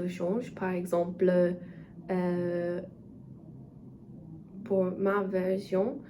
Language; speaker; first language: French; non-native, learner; English